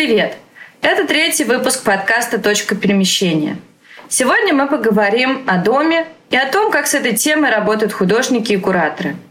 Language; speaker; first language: Russian; native; Russian